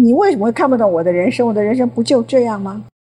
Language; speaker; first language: Chinese; native; Chinese